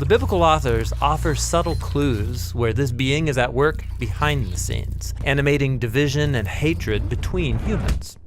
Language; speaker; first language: English; native; English